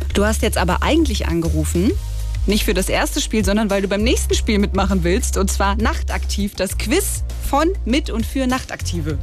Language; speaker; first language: German; native; German